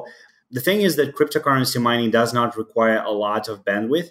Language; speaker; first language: English; non-native, fluent; Ukrainian